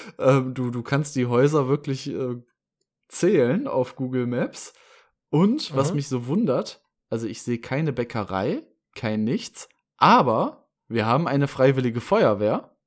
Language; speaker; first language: German; native; German